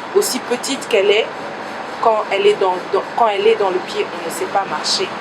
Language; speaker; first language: French; non-native, local second language; Lingala